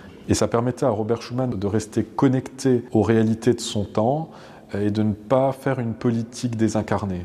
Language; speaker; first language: French; native; French